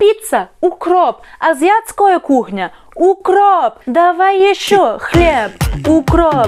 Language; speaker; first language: Russian; non-native, learner; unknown